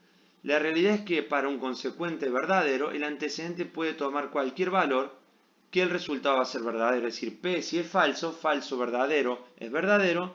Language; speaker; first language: Spanish; native; Spanish